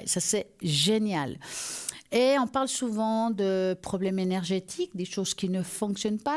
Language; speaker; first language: French; native; French